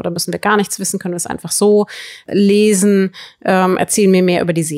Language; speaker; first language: German; native; German